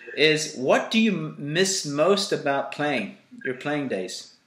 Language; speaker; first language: English; native; English